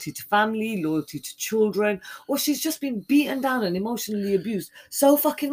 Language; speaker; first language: English; native; English